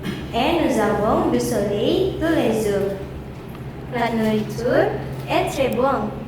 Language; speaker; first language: French; non-native, learner; Indonesian